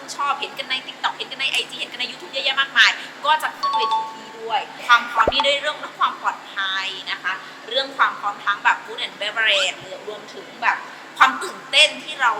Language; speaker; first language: Thai; native; Thai